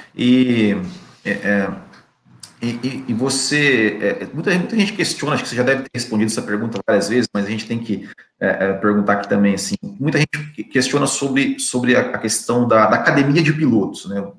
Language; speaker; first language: Portuguese; native; Portuguese